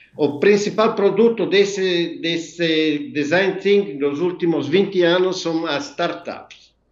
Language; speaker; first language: Portuguese; non-native, fluent; Italian